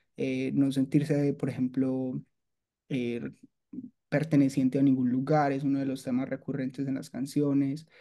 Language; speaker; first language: Spanish; native; Spanish